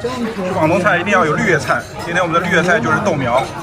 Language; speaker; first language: Chinese; native; Chinese